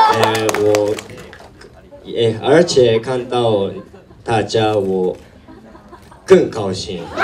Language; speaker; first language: Chinese; non-native, learner; Japanese